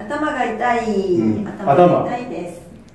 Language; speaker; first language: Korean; non-native, fluent; Japanese